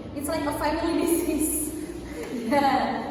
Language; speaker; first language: English; non-native, learner; Indonesian